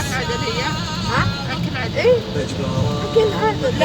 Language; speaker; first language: Arabic; non-native, learner; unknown